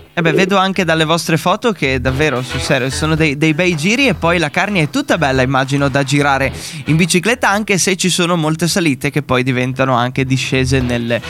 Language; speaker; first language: Italian; native; Italian